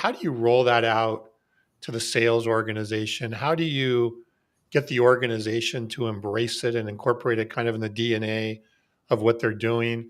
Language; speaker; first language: English; native; English